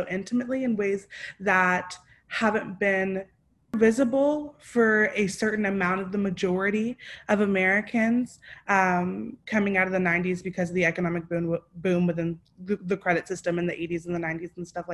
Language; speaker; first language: English; native; English